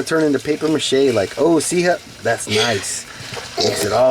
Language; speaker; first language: English; native; English